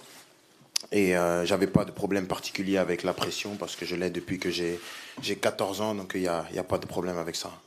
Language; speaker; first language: French; native; French